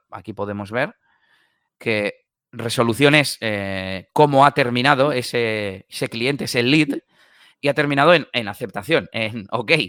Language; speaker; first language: Spanish; native; Spanish